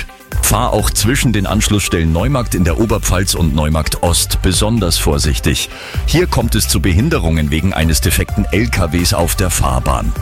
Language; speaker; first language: German; native; German